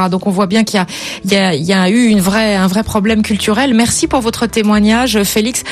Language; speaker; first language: French; native; French